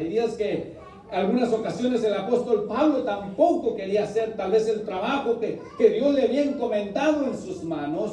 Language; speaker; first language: Spanish; native; Spanish